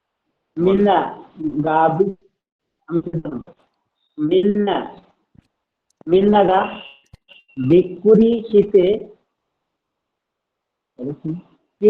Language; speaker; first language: Japanese; non-native, learner; Bangla